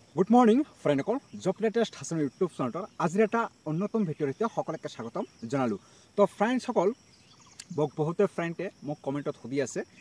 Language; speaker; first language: Assamese; non-native, local second language; Bangla